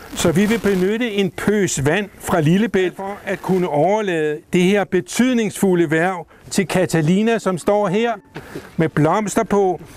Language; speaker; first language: Danish; native; Danish